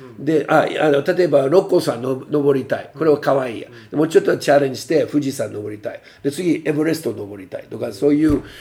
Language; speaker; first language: Japanese; non-native, fluent; English